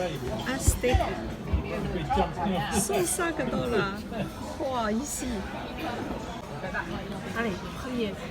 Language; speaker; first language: French; non-native, learner; Chinese